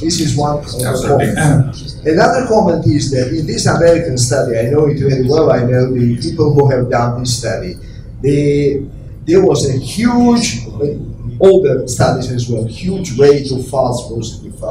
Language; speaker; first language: English; non-native, fluent; Russian